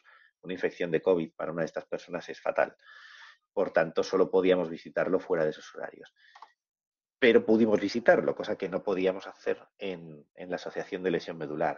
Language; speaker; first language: Spanish; native; Spanish